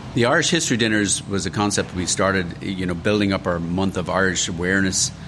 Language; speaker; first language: English; native; English